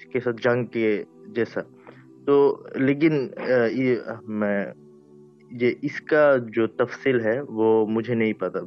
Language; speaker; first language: Hindi; non-native, fluent; Bangla